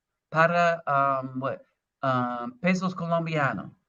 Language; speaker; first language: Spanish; non-native, learner; English